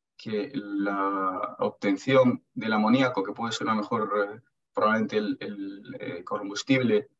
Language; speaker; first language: Spanish; native; Spanish